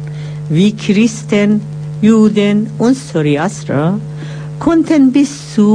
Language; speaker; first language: German; non-native, fluent; Persian